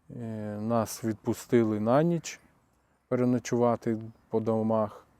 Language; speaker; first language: Ukrainian; native; Ukrainian